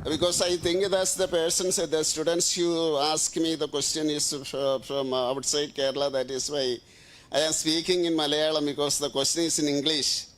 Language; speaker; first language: English; non-native, local second language; Malayalam